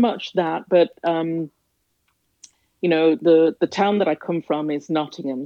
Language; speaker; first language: English; native; English